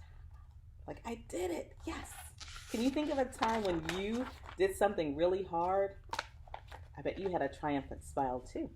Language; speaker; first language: English; native; English